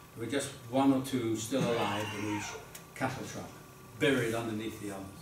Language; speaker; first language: English; early bilingual, other home language; Dutch